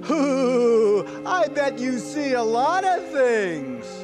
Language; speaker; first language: English; native; English